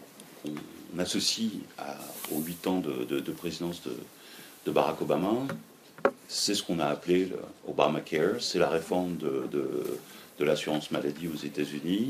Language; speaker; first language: French; native; French